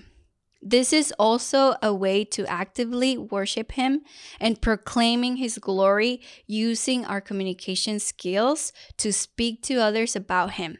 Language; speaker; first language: English; non-native, fluent; Spanish